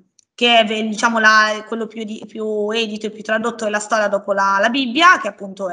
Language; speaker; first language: Italian; native; Italian